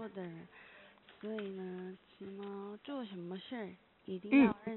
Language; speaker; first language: Chinese; non-native, learner; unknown